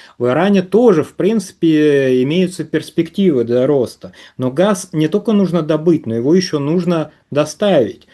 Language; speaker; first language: Russian; native; Russian